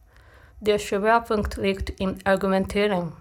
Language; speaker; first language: German; non-native, fluent; Japanese